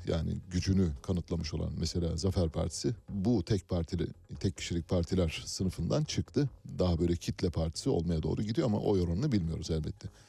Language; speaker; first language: Turkish; native; Turkish